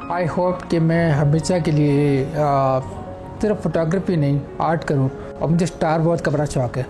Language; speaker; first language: Urdu; native; Urdu